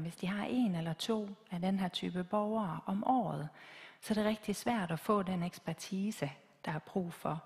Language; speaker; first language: Danish; native; Danish